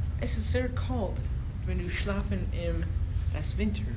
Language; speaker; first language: German; non-native, learner; English